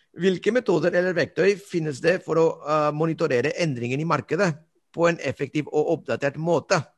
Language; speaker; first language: Norwegian; non-native, fluent; Spanish